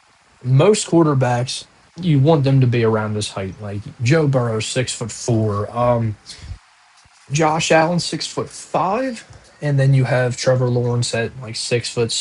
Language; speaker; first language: English; native; English